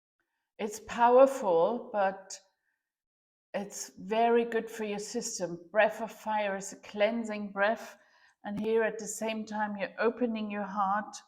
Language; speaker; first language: English; non-native, fluent; German